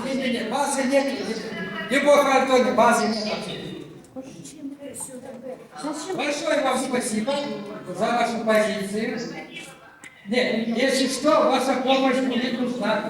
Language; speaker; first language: Russian; non-native, local second language; Kazakh